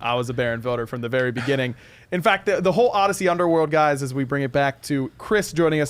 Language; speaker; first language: English; native; English